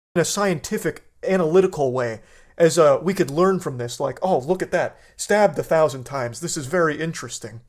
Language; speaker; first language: English; native; English